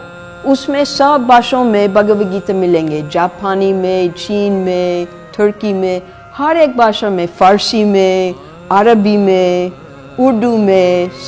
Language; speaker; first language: Hindi; non-native, fluent; English